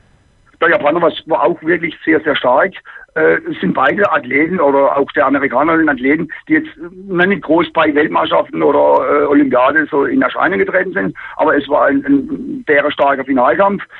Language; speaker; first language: German; native; German